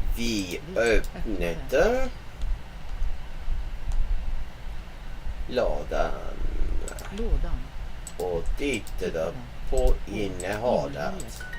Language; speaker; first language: Swedish; non-native, learner; English